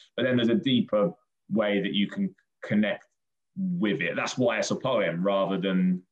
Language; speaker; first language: English; native; English